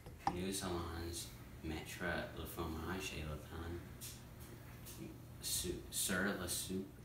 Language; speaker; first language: French; non-native, learner; English